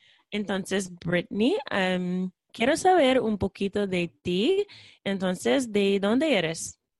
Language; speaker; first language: Spanish; non-native, fluent; English